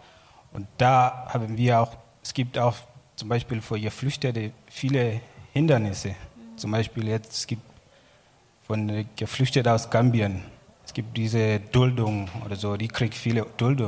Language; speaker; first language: German; non-native, learner; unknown